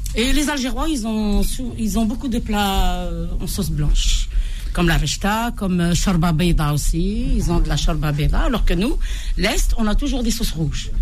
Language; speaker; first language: French; non-native, local second language; Arabic